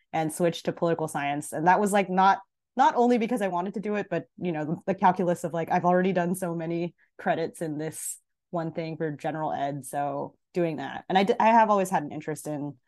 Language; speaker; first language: English; early bilingual, other home language; Filipino